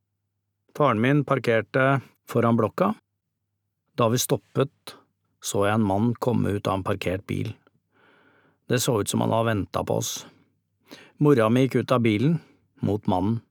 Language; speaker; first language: Norwegian; native; Norwegian